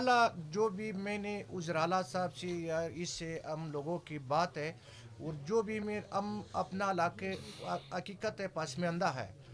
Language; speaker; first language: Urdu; non-native, local second language; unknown